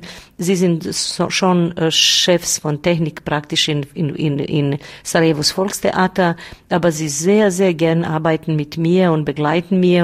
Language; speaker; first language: German; non-native, learner; Bosnian